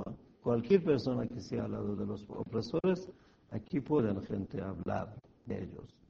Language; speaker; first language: Spanish; non-native, fluent; Persian